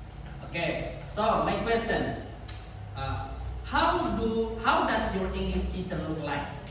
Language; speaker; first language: English; non-native, learner; Indonesian